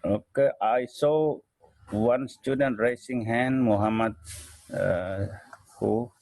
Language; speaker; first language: English; non-native, fluent; Indonesian